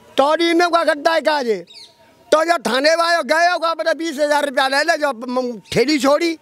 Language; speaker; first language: Hindi; native; Hindi